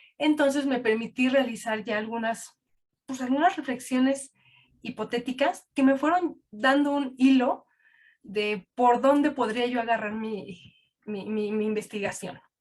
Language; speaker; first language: Spanish; native; Spanish